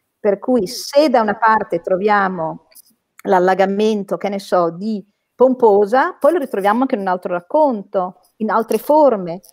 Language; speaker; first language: Italian; native; Italian